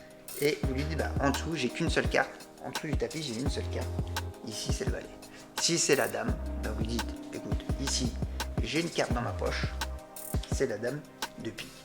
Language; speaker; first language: French; native; French